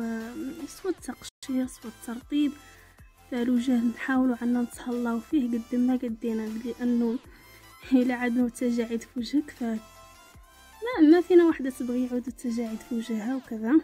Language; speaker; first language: Arabic; native; Arabic